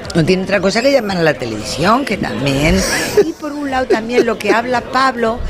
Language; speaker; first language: Spanish; native; Spanish